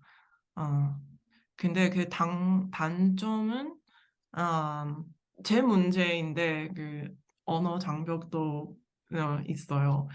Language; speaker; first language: Korean; non-native, learner; English